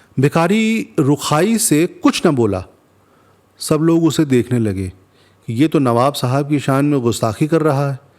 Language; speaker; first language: Urdu; non-native, local second language; Hindi